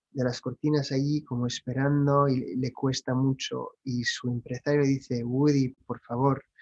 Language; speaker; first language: Spanish; non-native, fluent; French